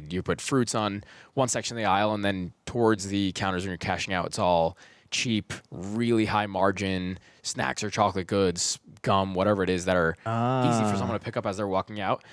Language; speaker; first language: English; early bilingual, heritage; Persian